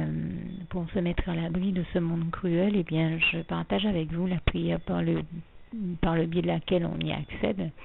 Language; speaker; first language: French; native; French